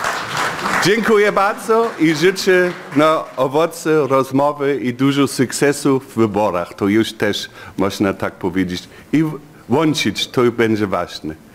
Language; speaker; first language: Polish; non-native, fluent; German